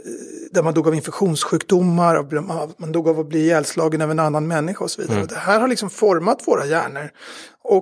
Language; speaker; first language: Swedish; native; Swedish